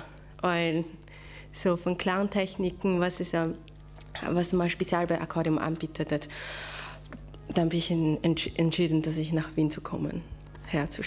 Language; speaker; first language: German; non-native, learner; Chinese